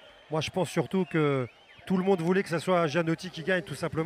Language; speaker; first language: French; native; French